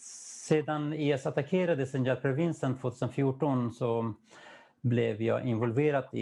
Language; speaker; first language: Swedish; non-native, fluent; Kurdish